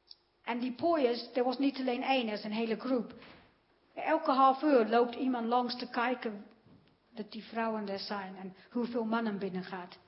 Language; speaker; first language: Dutch; non-native, fluent; English